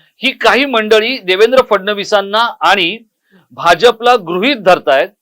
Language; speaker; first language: Marathi; native; Marathi